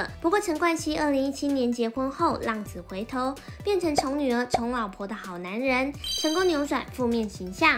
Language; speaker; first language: Chinese; native; Chinese